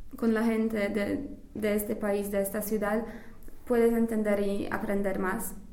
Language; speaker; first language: Spanish; non-native, fluent; English